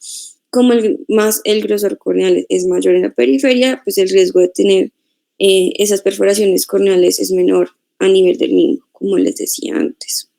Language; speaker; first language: Spanish; native; Spanish